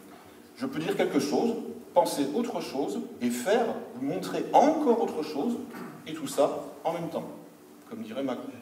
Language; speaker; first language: French; native; French